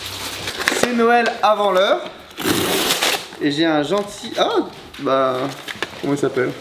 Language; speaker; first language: French; native; French